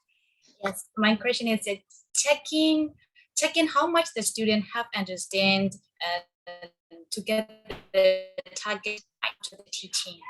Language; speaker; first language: English; non-native, learner; Burmese